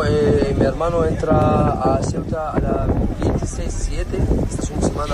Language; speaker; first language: Spanish; non-native, learner; Arabic